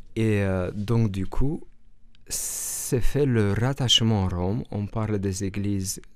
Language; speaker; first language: French; non-native, fluent; Romanian